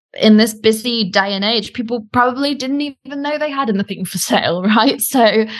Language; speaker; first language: English; native; English